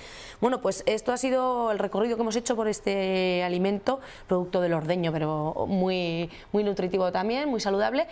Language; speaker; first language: Spanish; native; Spanish